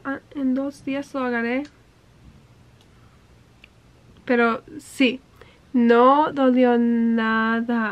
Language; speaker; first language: Spanish; early bilingual, heritage; English